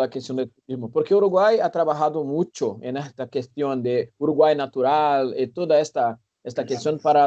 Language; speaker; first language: Spanish; non-native, fluent; Portuguese